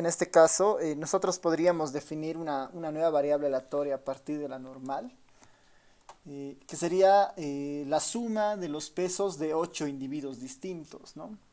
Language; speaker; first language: Spanish; native; Spanish